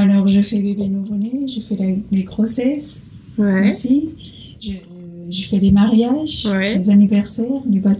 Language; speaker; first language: French; non-native, learner; Portuguese